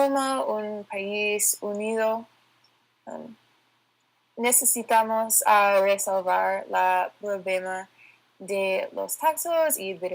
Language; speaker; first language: Spanish; non-native, learner; English